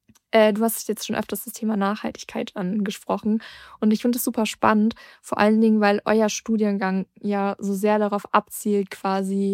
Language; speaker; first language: German; native; German